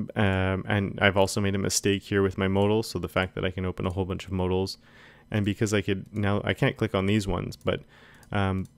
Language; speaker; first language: English; native; English